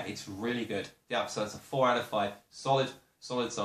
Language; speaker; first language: English; native; English